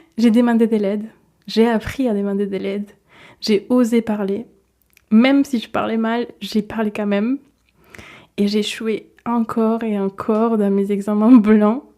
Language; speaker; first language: French; non-native, fluent; Spanish